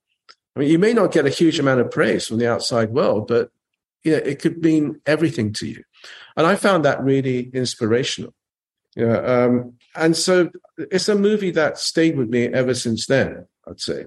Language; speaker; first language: English; native; English